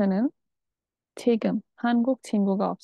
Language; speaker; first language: Korean; non-native, fluent; Bangla